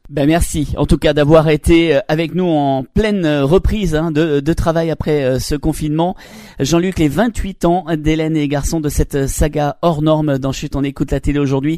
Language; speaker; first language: French; native; French